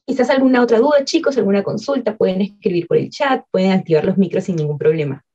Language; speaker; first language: Spanish; native; Spanish